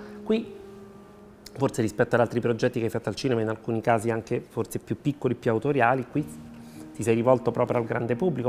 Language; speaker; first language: Italian; native; Italian